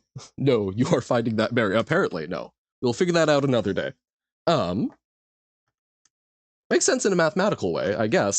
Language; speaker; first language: English; native; English